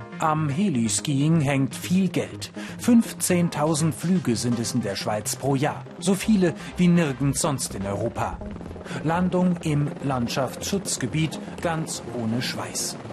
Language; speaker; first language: German; native; German